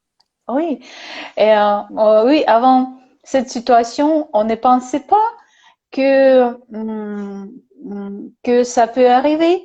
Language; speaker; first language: French; non-native, learner; Russian